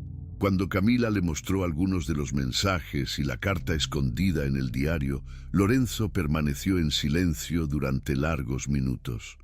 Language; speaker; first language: Spanish; native; Spanish